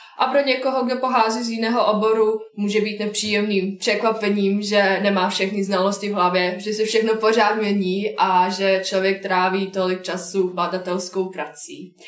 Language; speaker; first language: Czech; non-native, fluent; Bosnian